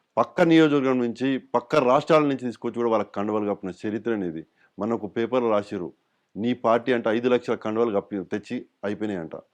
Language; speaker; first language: Telugu; native; Telugu